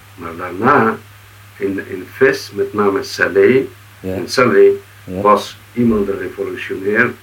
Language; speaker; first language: Dutch; non-native, fluent; Arabic